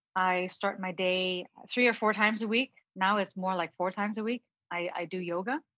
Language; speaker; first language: English; early bilingual, other home language; Cantonese